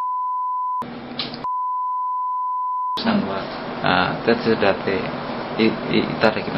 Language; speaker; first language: Japanese; non-native, learner; Indonesian